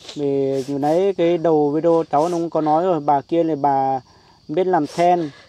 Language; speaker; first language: Vietnamese; non-native, local second language; Iu Mien